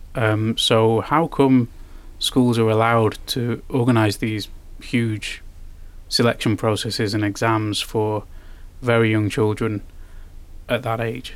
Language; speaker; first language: English; native; English